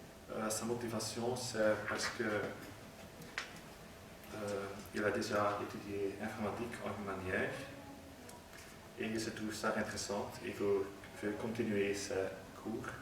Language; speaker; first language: French; non-native, learner; Dutch